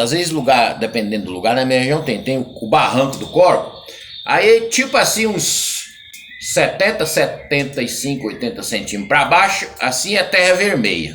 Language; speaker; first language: Portuguese; native; Portuguese